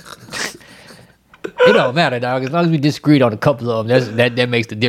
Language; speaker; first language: English; native; English